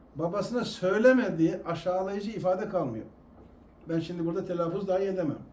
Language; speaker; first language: Turkish; non-native, local second language; Kurdish